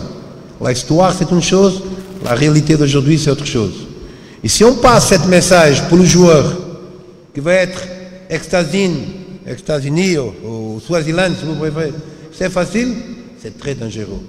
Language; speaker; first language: French; non-native, learner; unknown